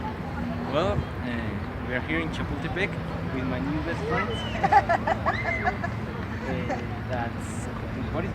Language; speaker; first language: English; non-native, learner; Spanish